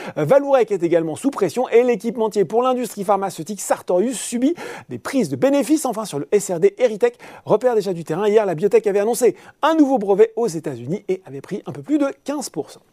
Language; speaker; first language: French; native; French